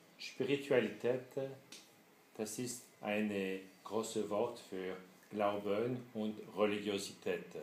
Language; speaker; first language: German; non-native, fluent; French